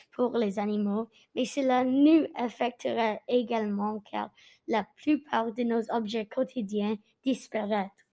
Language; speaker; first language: French; non-native, learner; English